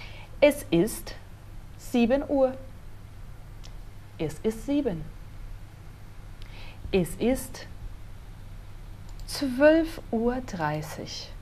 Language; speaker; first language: German; non-native, fluent; Portuguese